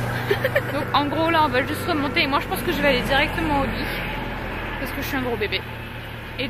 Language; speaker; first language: French; native; French